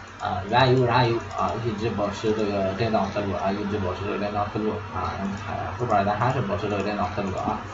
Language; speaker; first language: Chinese; native; Chinese